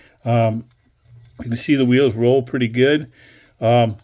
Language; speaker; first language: English; native; English